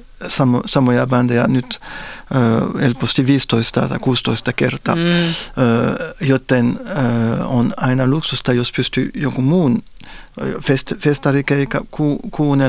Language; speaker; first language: Finnish; non-native, fluent; French